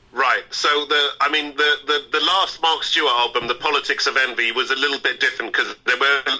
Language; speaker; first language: English; native; English